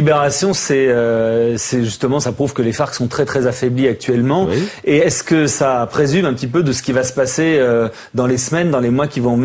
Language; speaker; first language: French; native; French